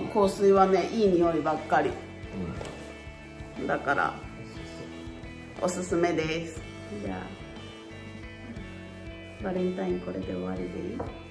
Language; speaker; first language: Japanese; native; Japanese